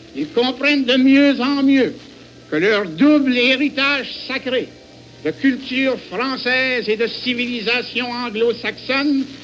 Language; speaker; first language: French; native; French